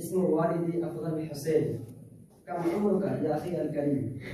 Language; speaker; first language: Arabic; non-native, learner; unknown